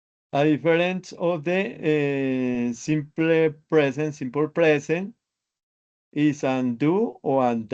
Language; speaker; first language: English; non-native, learner; Spanish